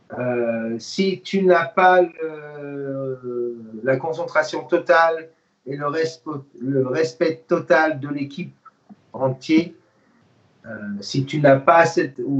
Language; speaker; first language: French; non-native, fluent; English